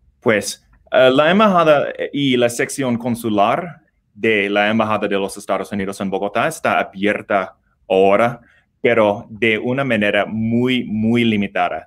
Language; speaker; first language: Spanish; non-native, learner; English